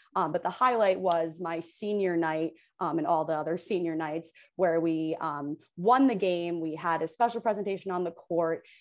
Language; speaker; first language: English; native; English